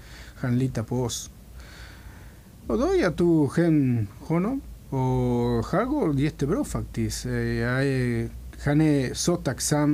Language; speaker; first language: Swedish; non-native, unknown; Spanish